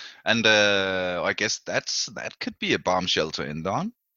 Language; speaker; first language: English; non-native, fluent; Danish